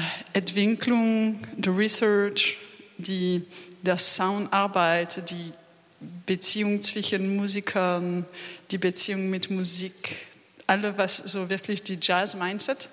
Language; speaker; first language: German; non-native, fluent; French